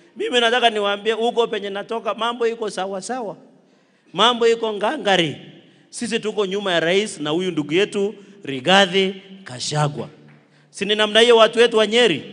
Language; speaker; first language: Swahili; non-native, local second language; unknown